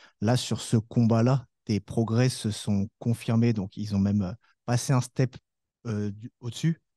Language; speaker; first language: French; native; French